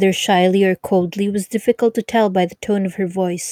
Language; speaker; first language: English; non-native, local second language; Filipino